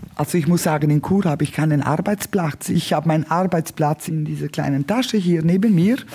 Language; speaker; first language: German; non-native, local second language; Romansh